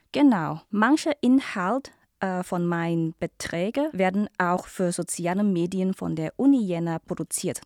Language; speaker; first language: German; non-native, fluent; Cantonese